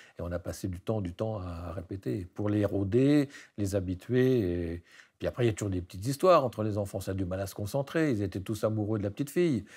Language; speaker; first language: French; native; French